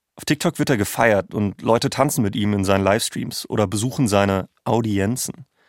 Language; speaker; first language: German; native; German